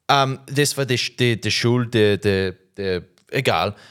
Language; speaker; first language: German; non-native, learner; English